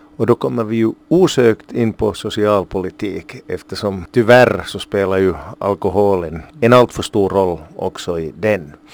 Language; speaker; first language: Swedish; native; Swedish